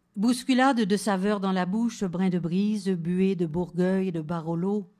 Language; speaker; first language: French; native; French